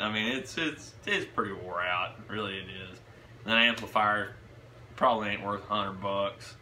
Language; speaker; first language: English; native; English